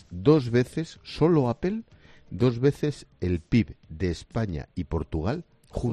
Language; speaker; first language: Spanish; native; Spanish